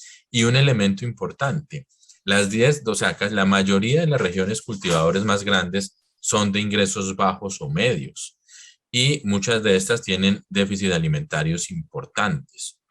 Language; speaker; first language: Spanish; native; Spanish